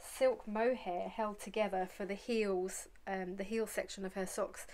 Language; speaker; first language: English; native; English